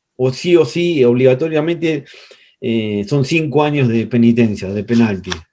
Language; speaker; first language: Spanish; native; Spanish